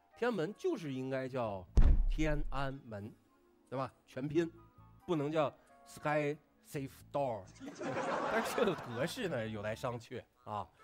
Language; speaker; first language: Chinese; native; Chinese